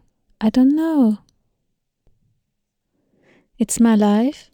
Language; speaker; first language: English; non-native, learner; Thai